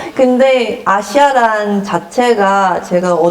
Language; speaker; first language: Korean; early bilingual, other home language; English